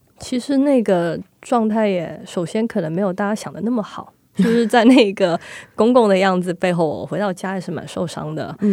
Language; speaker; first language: Chinese; non-native, local second language; Cantonese